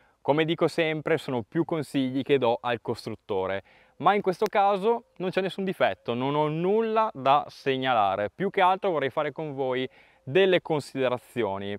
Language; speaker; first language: Italian; native; Italian